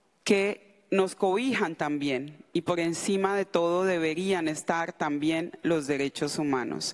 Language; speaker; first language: Spanish; non-native, local second language; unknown